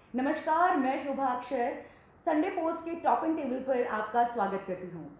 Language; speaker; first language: Hindi; native; Hindi